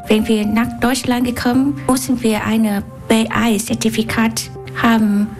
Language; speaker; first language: German; non-native, learner; Vietnamese